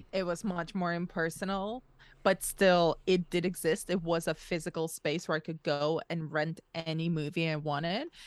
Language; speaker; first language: English; early bilingual, other home language; Russian